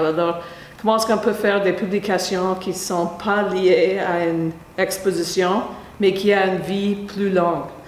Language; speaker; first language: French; non-native, fluent; English